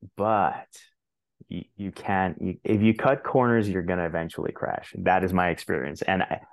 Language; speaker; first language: English; non-native, fluent; Spanish